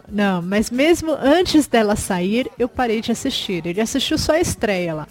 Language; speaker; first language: Portuguese; native; Portuguese